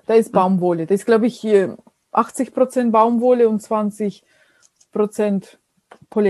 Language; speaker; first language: German; non-native, fluent; Russian